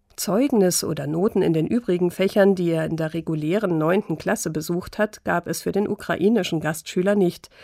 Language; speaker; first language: German; native; German